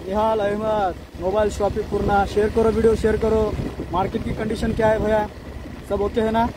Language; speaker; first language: Hindi; non-native, local second language; Marathi